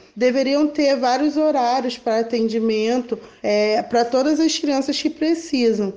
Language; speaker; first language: Portuguese; native; Portuguese